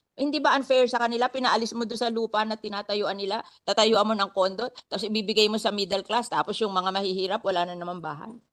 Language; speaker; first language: Filipino; native; Filipino